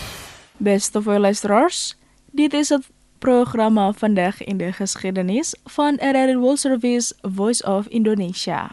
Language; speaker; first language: Dutch; non-native, fluent; Indonesian